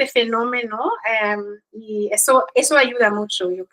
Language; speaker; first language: Spanish; non-native, fluent; Kikuyu